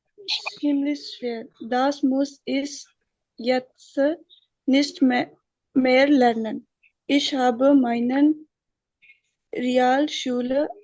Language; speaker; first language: German; non-native, learner; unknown